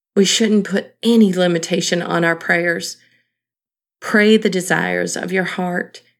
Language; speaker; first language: English; native; English